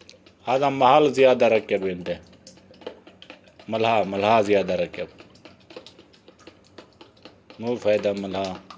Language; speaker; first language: Arabic; non-native, learner; Urdu